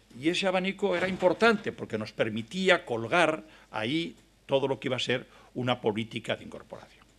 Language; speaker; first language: Spanish; native; Spanish